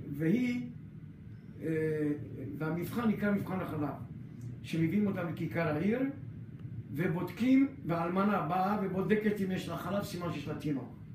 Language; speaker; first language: Hebrew; early bilingual, other home language; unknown